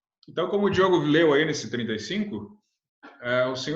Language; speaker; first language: Portuguese; native; Portuguese